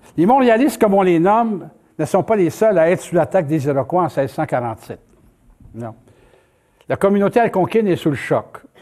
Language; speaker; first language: French; native; French